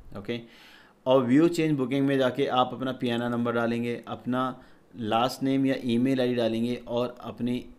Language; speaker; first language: Hindi; native; Hindi